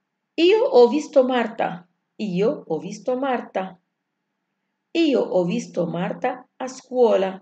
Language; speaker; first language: Italian; non-native, fluent; Arabic